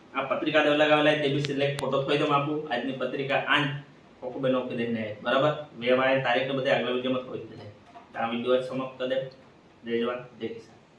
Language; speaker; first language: Gujarati; native; Gujarati